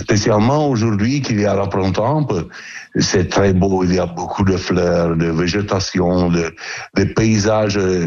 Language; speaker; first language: French; non-native, fluent; Italian